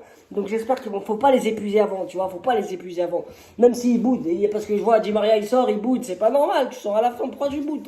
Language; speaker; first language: French; native; French